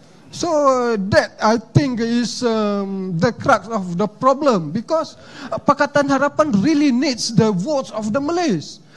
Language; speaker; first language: English; non-native, local second language; Malay